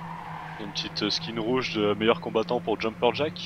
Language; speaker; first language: French; native; French